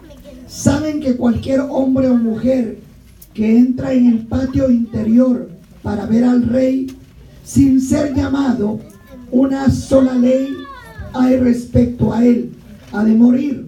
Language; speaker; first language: Spanish; native; Spanish